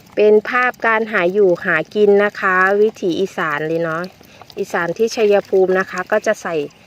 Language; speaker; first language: Thai; non-native, local second language; Northeastern Thai